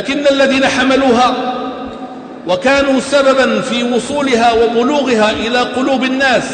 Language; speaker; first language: Arabic; native; Arabic